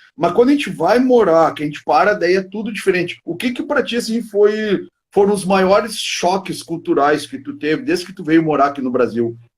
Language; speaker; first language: Portuguese; native; Portuguese